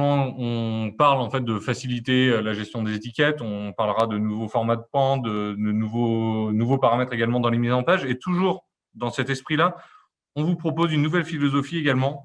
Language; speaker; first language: French; native; French